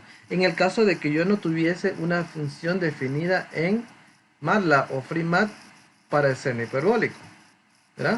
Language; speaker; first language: Spanish; native; Spanish